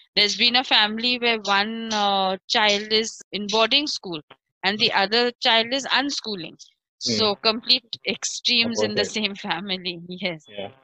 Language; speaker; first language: English; non-native, local second language; Marathi